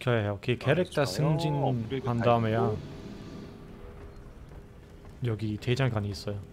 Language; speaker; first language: Korean; non-native, learner; German